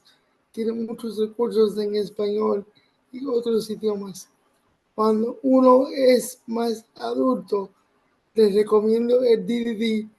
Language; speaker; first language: Spanish; early bilingual, other home language; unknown